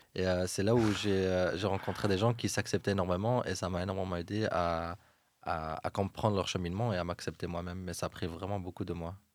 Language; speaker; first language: French; non-native, local second language; Arabic